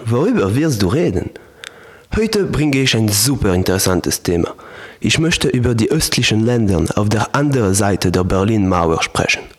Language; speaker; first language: German; non-native, learner; Polish